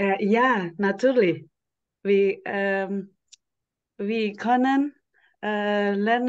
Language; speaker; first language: German; non-native, learner; Indonesian